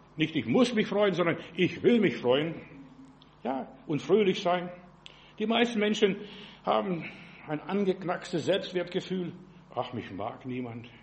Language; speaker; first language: German; non-native, fluent; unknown